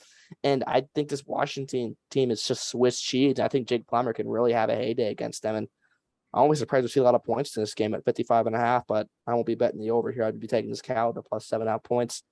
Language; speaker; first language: English; native; English